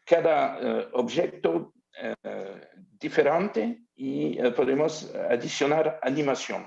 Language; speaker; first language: Spanish; non-native, learner; French